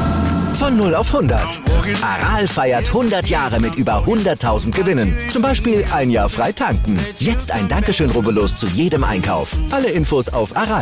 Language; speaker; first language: German; native; German